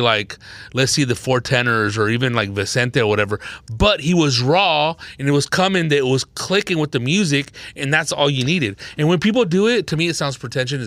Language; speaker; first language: English; early bilingual, other home language; Spanish